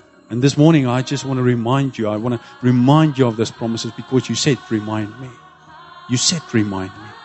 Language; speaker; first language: English; non-native, local second language; Afrikaans